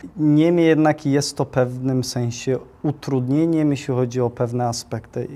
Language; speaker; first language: Polish; early bilingual, heritage; Polish